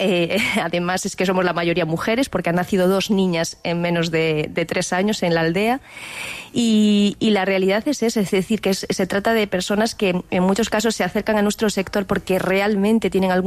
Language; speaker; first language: Spanish; native; Spanish